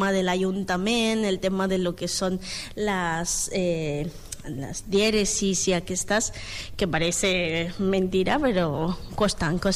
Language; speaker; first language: Catalan; non-native, learner; Spanish